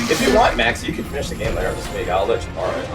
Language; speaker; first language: English; native; English